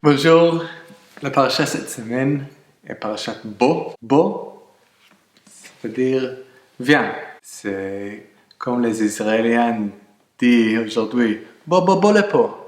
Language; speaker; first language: French; non-native, fluent; English